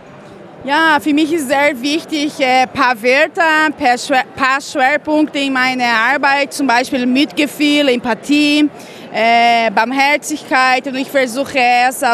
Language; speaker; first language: German; non-native, fluent; Portuguese